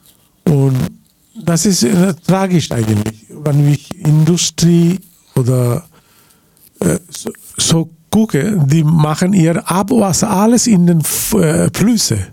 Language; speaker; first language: German; non-native, learner; Bangla